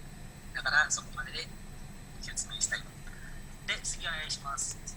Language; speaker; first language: Japanese; non-native, learner; Indonesian